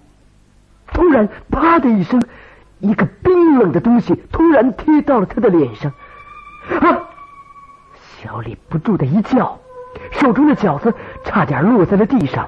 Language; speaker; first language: Chinese; native; Chinese